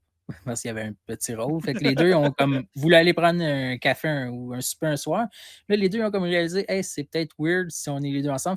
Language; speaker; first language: French; native; French